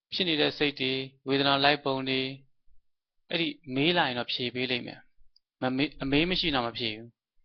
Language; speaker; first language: Burmese; native; Burmese